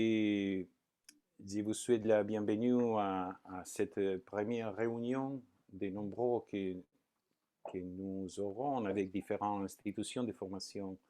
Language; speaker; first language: French; non-native, fluent; Spanish